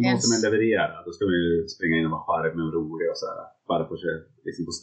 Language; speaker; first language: Swedish; native; Swedish